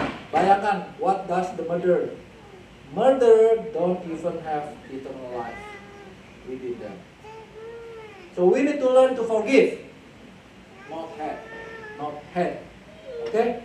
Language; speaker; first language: English; non-native, fluent; Indonesian